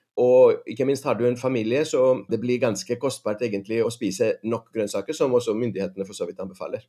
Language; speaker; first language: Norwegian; non-native, fluent; Greek